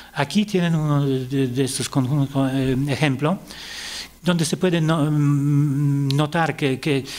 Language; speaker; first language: Spanish; non-native, fluent; Polish